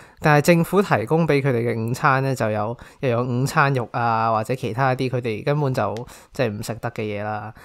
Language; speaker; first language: Cantonese; native; Cantonese